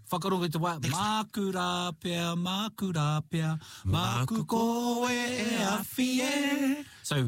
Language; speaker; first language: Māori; non-native, local second language; English